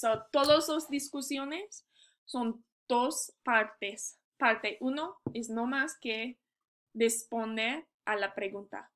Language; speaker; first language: Spanish; non-native, learner; English